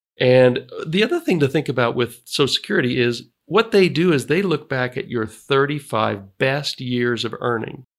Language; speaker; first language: English; native; English